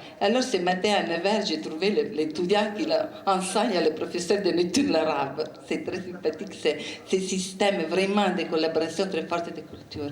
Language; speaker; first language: French; non-native, learner; Italian